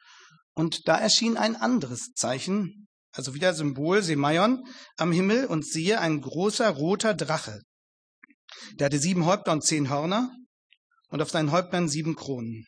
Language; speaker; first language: German; native; German